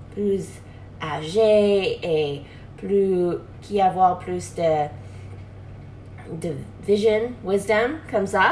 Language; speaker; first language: French; non-native, learner; English